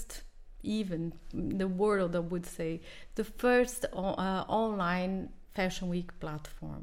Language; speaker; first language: English; non-native, fluent; Portuguese